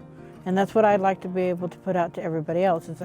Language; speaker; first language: English; native; English